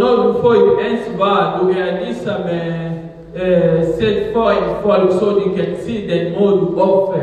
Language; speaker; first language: Danish; non-native, fluent; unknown